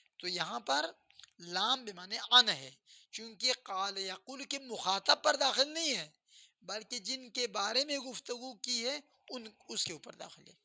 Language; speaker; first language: Urdu; non-native, local second language; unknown